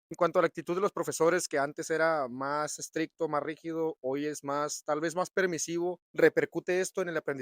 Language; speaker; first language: Spanish; native; Spanish